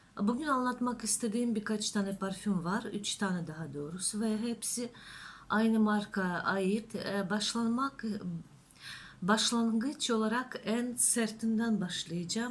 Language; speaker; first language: Turkish; non-native, learner; Russian